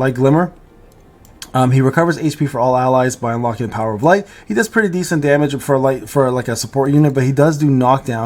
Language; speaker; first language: English; native; English